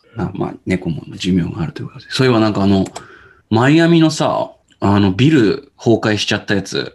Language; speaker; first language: Japanese; native; Japanese